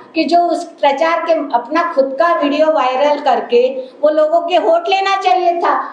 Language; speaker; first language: Hindi; non-native, local second language; Marathi